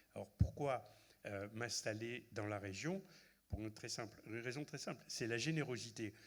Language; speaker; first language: French; non-native, local second language; Arabic